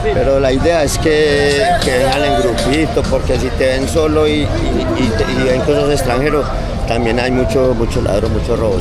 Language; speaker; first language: Spanish; native; Spanish